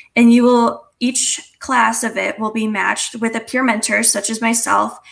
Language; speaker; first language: English; native; English